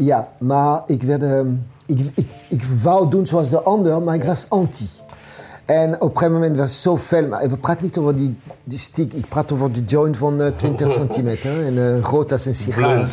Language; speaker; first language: Dutch; non-native, fluent; French